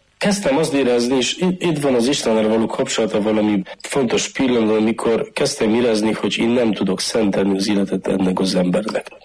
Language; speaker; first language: Hungarian; non-native, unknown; Polish